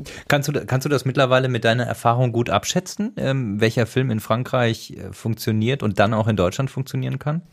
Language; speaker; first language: German; native; German